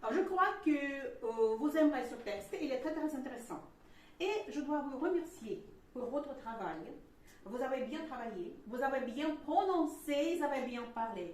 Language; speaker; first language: French; non-native, fluent; Russian